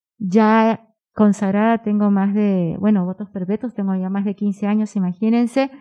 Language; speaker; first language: Spanish; native; Spanish